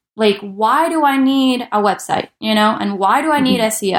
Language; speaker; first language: English; early bilingual, other home language; Spanish